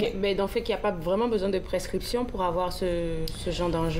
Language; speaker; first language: French; native; French